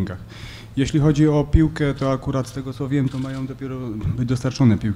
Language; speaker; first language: Polish; native; Polish